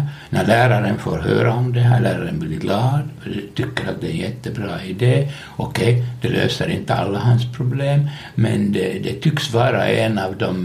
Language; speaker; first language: Swedish; non-native, local second language; Finnish